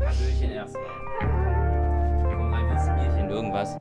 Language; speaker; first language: German; native; German